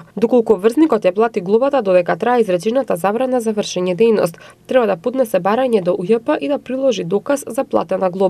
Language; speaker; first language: Macedonian; native; Macedonian